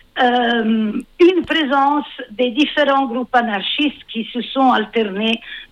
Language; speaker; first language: French; non-native, fluent; Italian